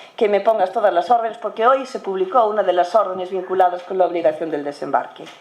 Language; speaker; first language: Spanish; non-native, local second language; Galician